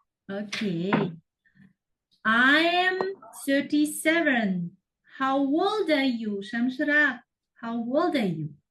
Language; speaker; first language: English; non-native, fluent; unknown